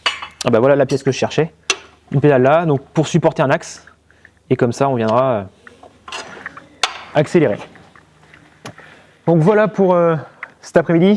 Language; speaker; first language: French; native; French